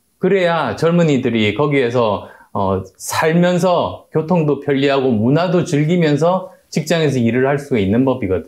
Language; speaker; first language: Korean; native; Korean